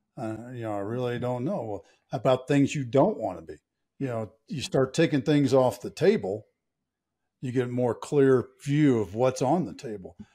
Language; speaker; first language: English; native; English